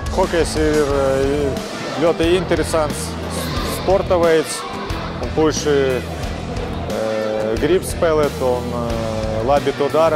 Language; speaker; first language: Latvian; non-native, local second language; Russian